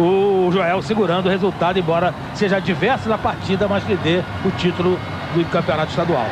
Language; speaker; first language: Portuguese; native; Portuguese